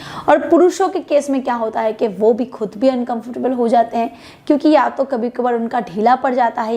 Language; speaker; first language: Hindi; native; Hindi